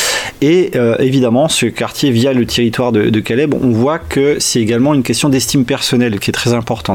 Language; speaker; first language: French; native; French